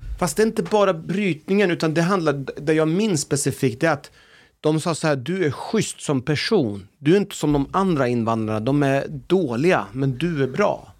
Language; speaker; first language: Swedish; early bilingual, other home language; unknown